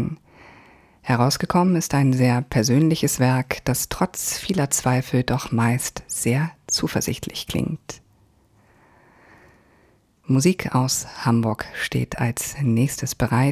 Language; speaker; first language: German; native; German